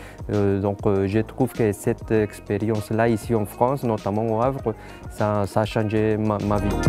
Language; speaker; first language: French; non-native, fluent; Spanish